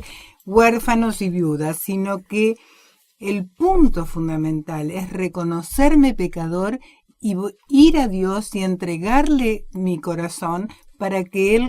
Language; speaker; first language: Spanish; native; Spanish